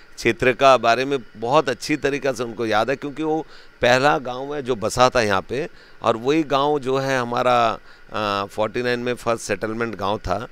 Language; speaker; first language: Hindi; native; Hindi